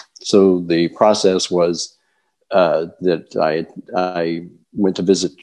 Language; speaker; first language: English; native; English